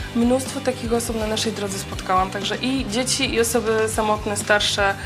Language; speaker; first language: Polish; native; Polish